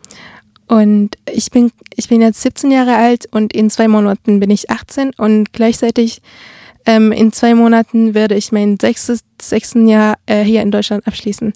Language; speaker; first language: German; early bilingual, other home language; Arabic